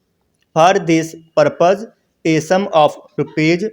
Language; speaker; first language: English; non-native, local second language; Hindi